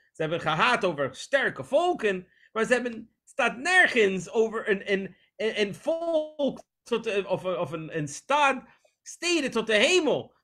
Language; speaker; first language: Dutch; non-native, fluent; English